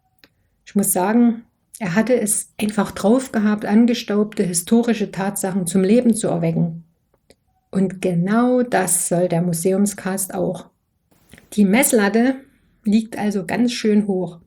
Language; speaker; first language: German; native; German